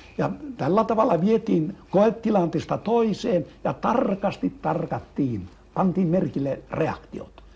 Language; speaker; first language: Finnish; native; Finnish